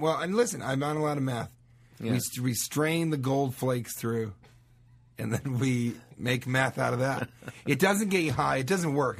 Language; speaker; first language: English; native; English